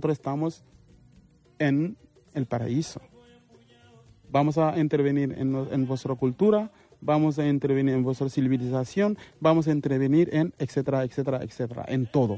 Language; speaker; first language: Spanish; non-native, fluent; Wolof